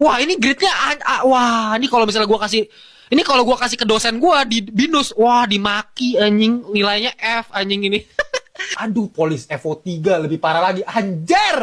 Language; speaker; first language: Indonesian; native; Indonesian